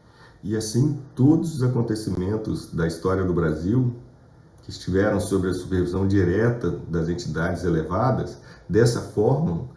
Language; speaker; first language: Portuguese; native; Portuguese